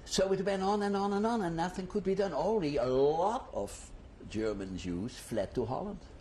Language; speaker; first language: English; non-native, fluent; Dutch